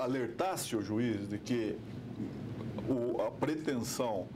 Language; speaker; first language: Portuguese; native; Portuguese